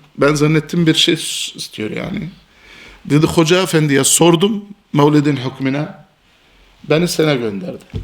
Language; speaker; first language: Turkish; non-native, fluent; Albanian